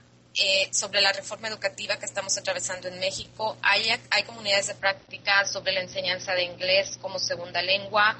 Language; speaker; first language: Spanish; native; Spanish